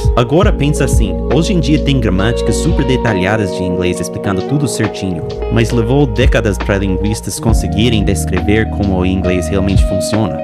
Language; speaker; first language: Portuguese; non-native, fluent; English